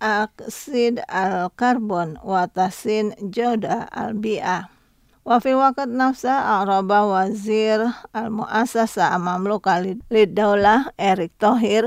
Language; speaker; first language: Arabic; non-native, fluent; Indonesian